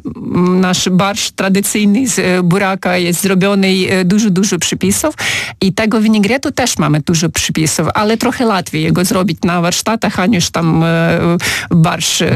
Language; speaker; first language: Polish; non-native, fluent; Ukrainian